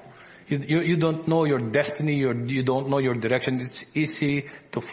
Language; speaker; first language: English; non-native, local second language; Filipino